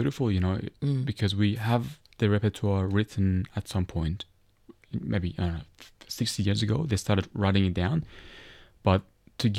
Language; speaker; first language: English; non-native, fluent; Persian